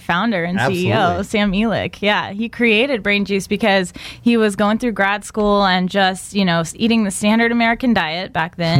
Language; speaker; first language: English; native; English